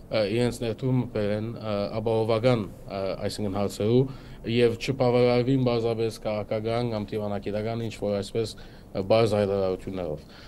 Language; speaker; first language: Armenian; native; Armenian